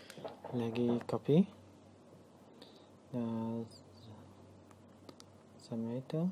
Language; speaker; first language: Indonesian; non-native, learner; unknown